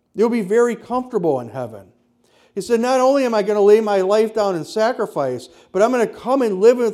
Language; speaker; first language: English; native; English